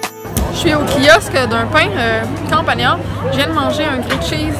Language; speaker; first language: French; native; French